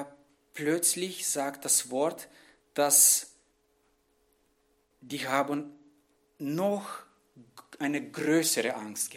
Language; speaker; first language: German; non-native, fluent; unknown